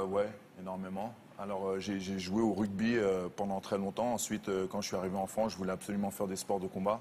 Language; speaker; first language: French; native; French